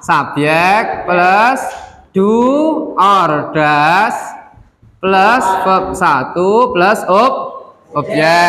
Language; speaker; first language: English; non-native, fluent; Indonesian